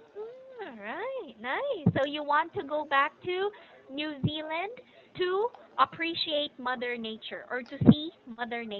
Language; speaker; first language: English; non-native, fluent; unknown